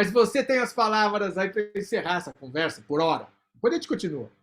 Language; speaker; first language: Portuguese; native; Portuguese